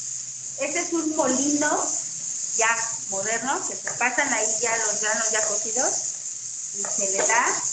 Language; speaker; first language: Spanish; native; Spanish